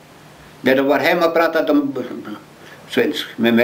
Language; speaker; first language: Swedish; early bilingual, heritage; Swedish